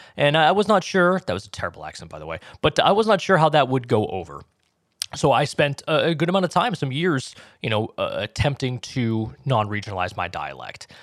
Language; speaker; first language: English; native; English